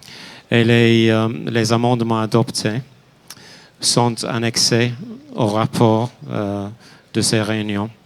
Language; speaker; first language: French; non-native, fluent; English